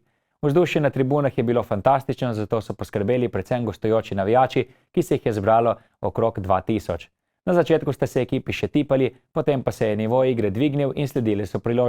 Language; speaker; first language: Slovenian; native; Slovenian